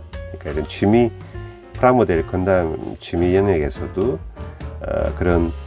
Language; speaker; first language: Korean; native; Korean